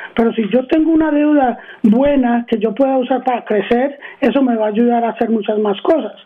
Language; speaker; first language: Spanish; early bilingual, heritage; Spanish